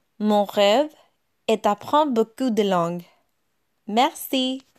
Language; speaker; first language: French; non-native, learner; Spanish